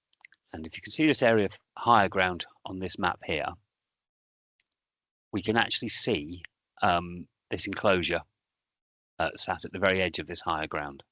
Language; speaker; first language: English; native; English